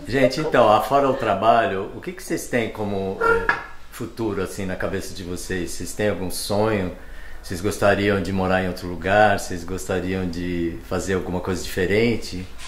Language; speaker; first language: Portuguese; native; Portuguese